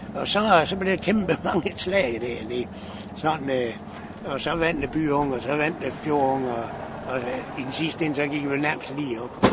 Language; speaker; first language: Danish; native; Danish